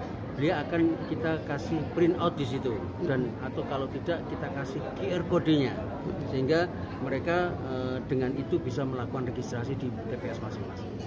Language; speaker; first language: Indonesian; native; Indonesian